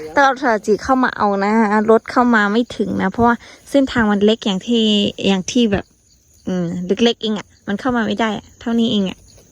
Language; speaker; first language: Thai; non-native, local second language; Shan